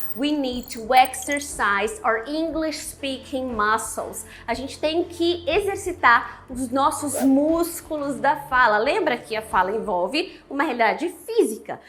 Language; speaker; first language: Portuguese; native; Portuguese